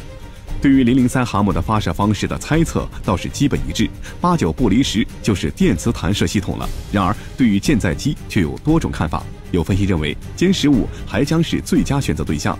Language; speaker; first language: Chinese; native; Chinese